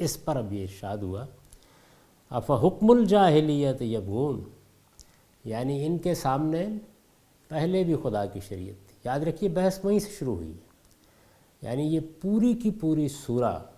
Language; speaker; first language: Urdu; native; Urdu